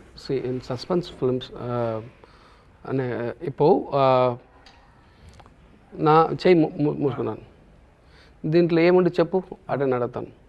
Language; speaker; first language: Telugu; non-native, learner; Tamil